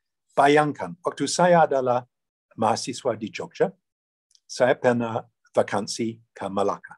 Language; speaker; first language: Indonesian; non-native, fluent; English